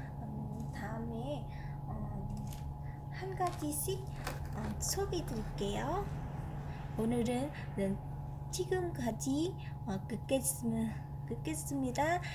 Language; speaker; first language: Korean; non-native, fluent; Vietnamese